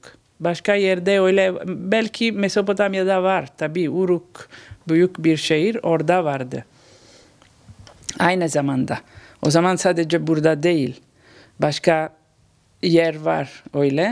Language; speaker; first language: Turkish; non-native, learner; Italian